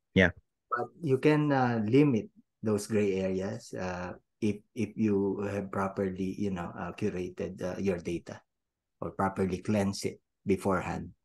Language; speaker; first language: English; non-native, local second language; Filipino